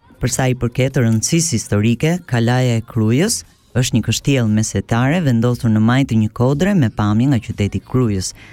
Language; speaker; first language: Albanian; early bilingual, heritage; Albanian